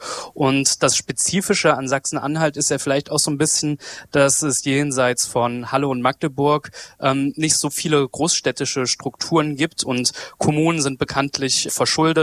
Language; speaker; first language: German; native; German